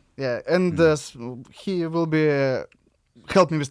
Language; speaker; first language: English; non-native, learner; Russian